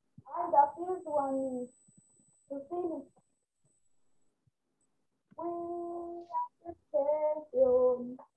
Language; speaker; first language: English; non-native, learner; Spanish